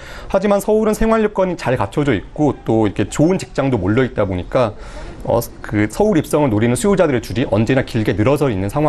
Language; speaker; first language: Korean; native; Korean